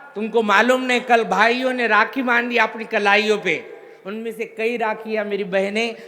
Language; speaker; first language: Hindi; non-native, local second language; Marathi